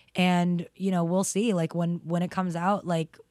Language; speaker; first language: English; native; English